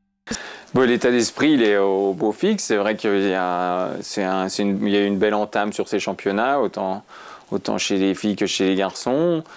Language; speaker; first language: French; native; French